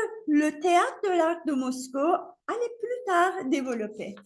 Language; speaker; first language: French; non-native, fluent; Turkish